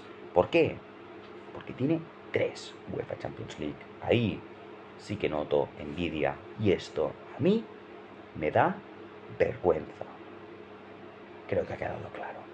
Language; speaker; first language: Spanish; native; Spanish